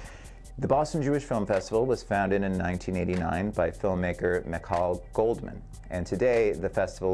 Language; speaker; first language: English; native; English